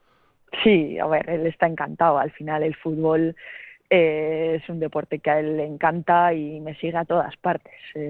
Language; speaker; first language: Spanish; native; Spanish